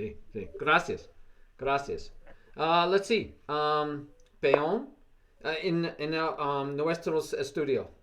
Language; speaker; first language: Spanish; non-native, learner; English